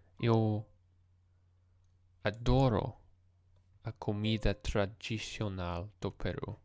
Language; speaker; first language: Portuguese; non-native, learner; English